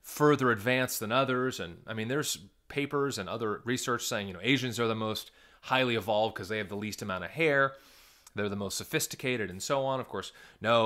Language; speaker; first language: English; native; English